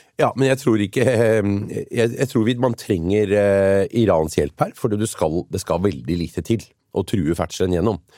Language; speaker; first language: Norwegian; native; Norwegian